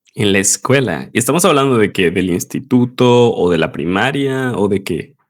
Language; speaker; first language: Spanish; native; Spanish